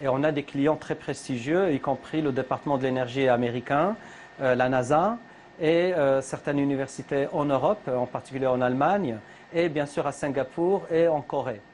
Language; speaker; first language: French; non-native, local second language; Arabic